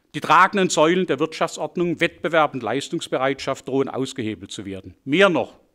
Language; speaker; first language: German; native; German